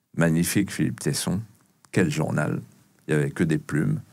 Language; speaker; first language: French; native; French